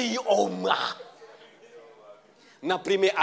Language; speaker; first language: Russian; non-native, learner; Vietnamese